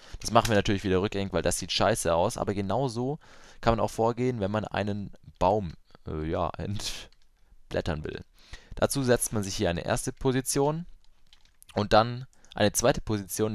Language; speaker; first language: German; native; German